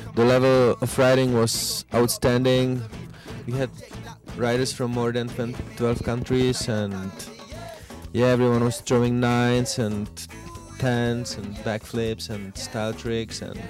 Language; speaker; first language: English; non-native, fluent; Czech